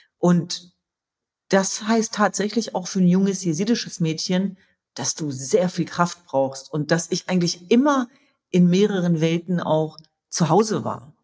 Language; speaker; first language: German; early bilingual, other home language; Kurdish